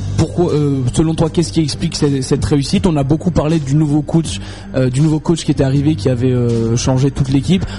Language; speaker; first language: French; native; French